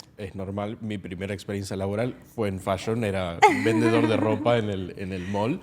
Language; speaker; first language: Spanish; native; Spanish